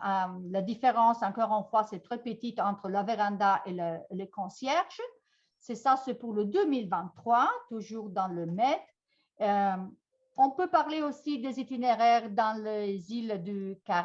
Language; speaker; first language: French; non-native, fluent; Italian